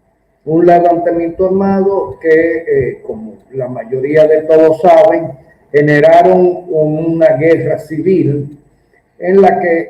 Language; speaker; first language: Spanish; native; Spanish